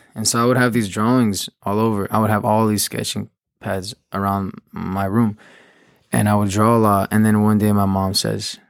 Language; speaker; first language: English; native; English